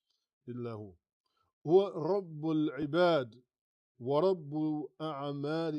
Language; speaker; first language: Arabic; non-native, fluent; English